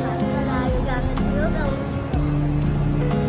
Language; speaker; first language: Korean; early bilingual, heritage; Korean